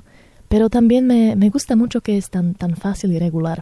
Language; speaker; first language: Spanish; non-native, fluent; Slovak